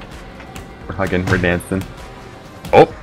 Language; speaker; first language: English; native; English